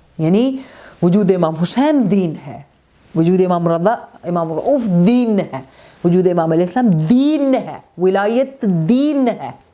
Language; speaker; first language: Urdu; native; Urdu